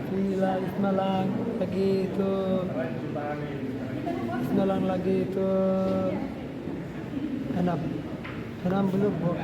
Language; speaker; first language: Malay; non-native, learner; Rohingya